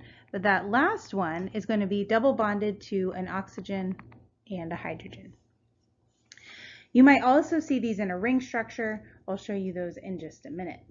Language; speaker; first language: English; native; English